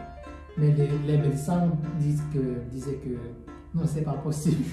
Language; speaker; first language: French; non-native, fluent; Korean